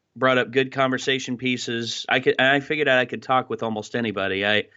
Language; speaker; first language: English; native; English